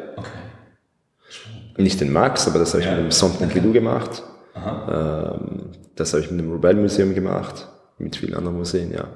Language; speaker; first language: German; early bilingual, other home language; Persian